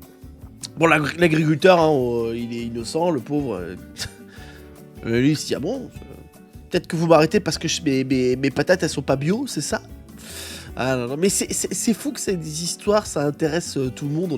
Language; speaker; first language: French; native; French